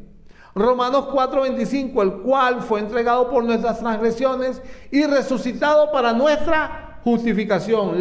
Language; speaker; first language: Spanish; native; Spanish